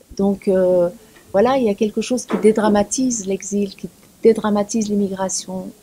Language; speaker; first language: French; early bilingual, other home language; Persian